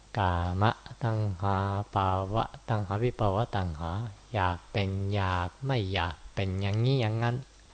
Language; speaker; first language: Thai; non-native, fluent; Japanese